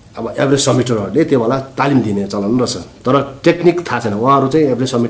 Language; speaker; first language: Nepali; non-native, local second language; Sherpa